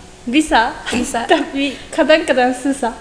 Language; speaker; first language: Indonesian; non-native, learner; Japanese